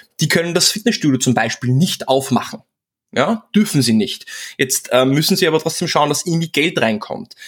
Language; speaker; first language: German; early bilingual, other home language; Czech